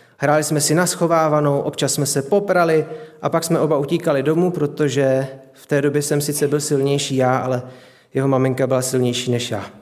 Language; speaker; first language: Czech; native; Czech